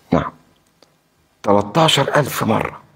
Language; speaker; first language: Arabic; native; Arabic